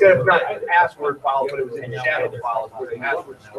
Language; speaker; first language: English; native; English